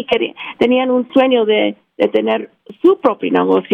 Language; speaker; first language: Spanish; early bilingual, heritage; Spanish